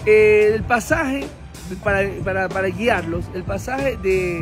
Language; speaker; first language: Spanish; native; Spanish